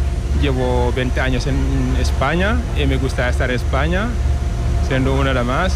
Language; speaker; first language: Spanish; non-native, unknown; Wolof